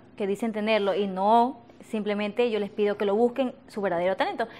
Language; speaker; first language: Spanish; native; Spanish